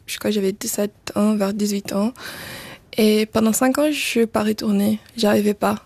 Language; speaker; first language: French; early bilingual, other home language; Portuguese